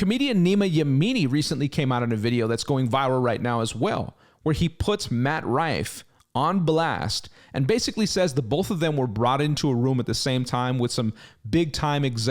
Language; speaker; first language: English; native; English